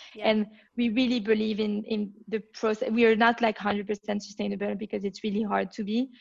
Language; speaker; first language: English; non-native, fluent; French